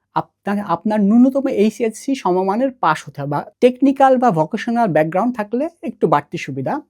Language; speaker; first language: Bangla; native; Bangla